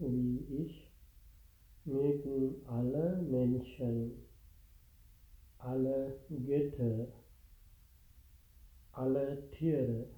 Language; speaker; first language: German; non-native, fluent; Sinhala